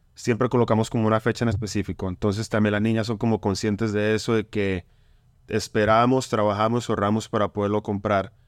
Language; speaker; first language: Spanish; native; Spanish